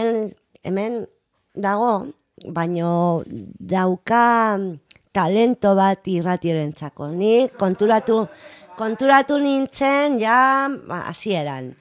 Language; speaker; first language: Basque; non-native, local second language; Spanish